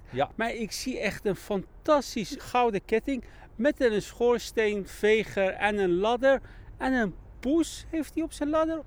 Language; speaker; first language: Dutch; early bilingual, other home language; Persian